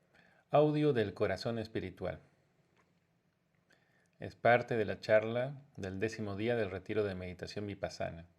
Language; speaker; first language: Spanish; native; Spanish